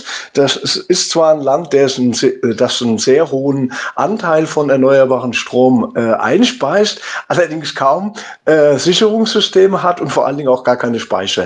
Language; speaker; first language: German; native; German